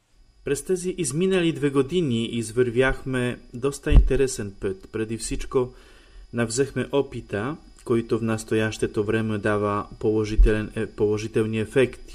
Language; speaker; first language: Bulgarian; non-native, fluent; Polish